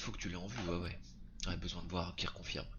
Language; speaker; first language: French; native; French